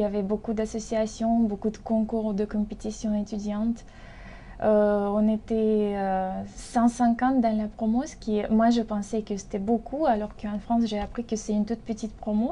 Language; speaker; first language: French; non-native, fluent; Russian